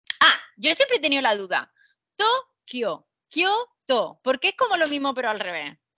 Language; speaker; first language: Spanish; native; Spanish